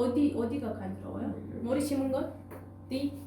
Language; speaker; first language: Korean; non-native, fluent; Turkish